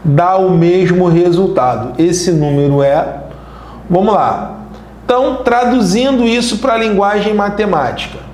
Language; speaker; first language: Portuguese; native; Portuguese